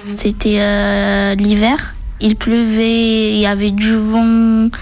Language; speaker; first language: French; early bilingual, other home language; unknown